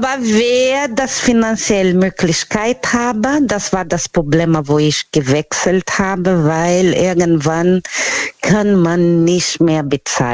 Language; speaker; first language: German; non-native, learner; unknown